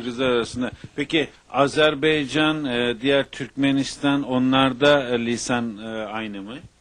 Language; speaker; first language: Turkish; native; Turkish